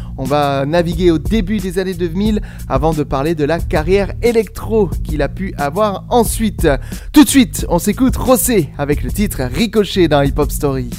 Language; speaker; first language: French; native; French